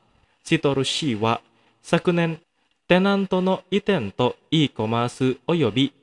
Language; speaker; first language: Japanese; non-native, fluent; Indonesian